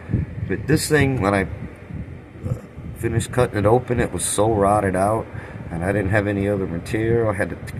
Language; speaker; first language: English; native; English